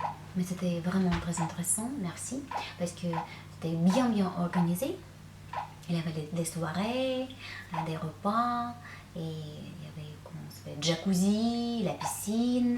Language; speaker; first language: French; non-native, fluent; Russian